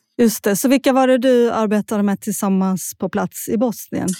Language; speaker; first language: Swedish; native; Swedish